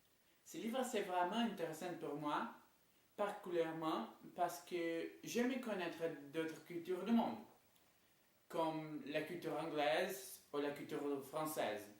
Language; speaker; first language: French; non-native, learner; Portuguese